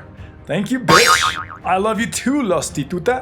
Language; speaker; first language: English; non-native, fluent; Spanish